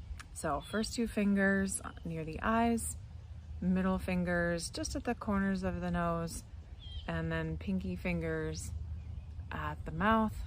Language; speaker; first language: English; native; English